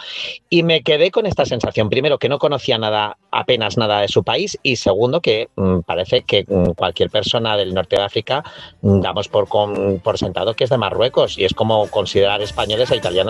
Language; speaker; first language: Spanish; native; Spanish